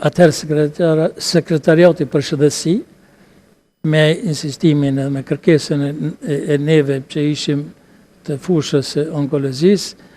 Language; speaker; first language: Albanian; native; Albanian